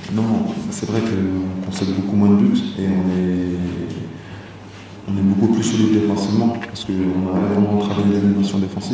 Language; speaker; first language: French; native; French